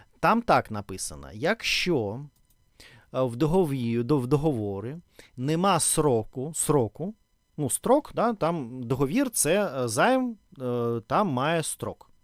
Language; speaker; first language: Ukrainian; non-native, learner; Russian